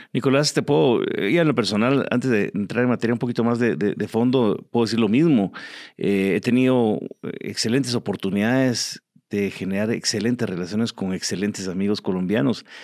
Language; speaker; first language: Spanish; native; Spanish